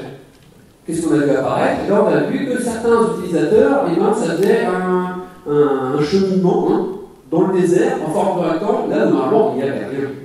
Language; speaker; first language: French; native; French